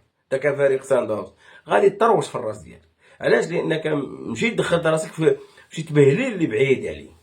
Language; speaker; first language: Arabic; native; Arabic